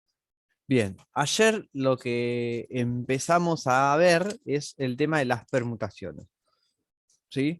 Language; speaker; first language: Spanish; native; Spanish